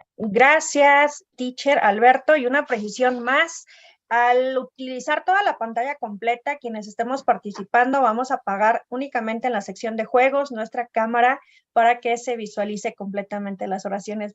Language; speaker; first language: Spanish; native; Spanish